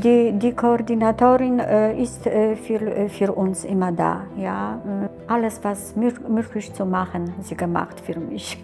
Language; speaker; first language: German; non-native, learner; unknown